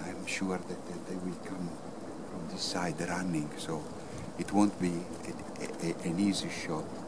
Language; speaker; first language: English; non-native, fluent; Italian